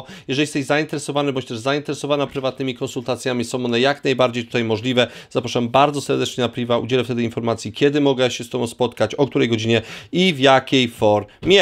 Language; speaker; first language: Polish; native; Polish